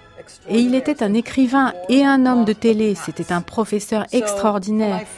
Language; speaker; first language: French; native; French